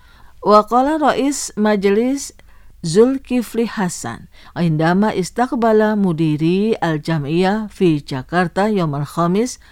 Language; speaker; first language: Arabic; non-native, fluent; Indonesian